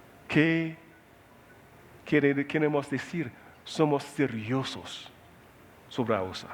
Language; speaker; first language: Spanish; non-native, learner; Haitian Creole